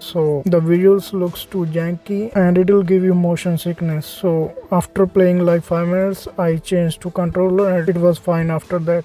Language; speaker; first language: English; non-native, fluent; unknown